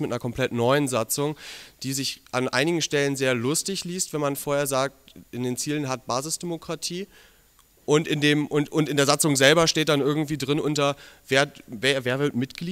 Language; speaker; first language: German; native; German